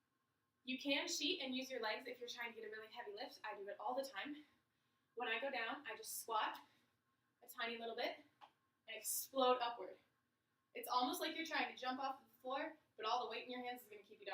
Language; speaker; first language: English; native; English